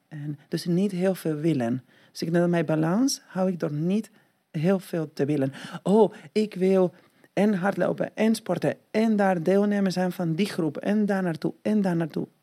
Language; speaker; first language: Dutch; non-native, fluent; Spanish